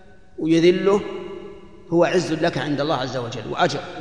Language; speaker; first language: Arabic; native; Arabic